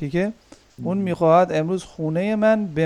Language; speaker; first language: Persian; non-native, learner; Urdu